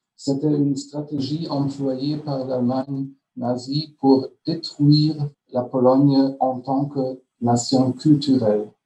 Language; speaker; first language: French; non-native, fluent; German